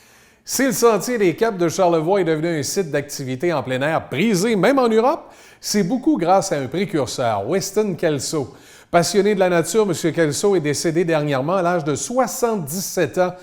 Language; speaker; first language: French; native; French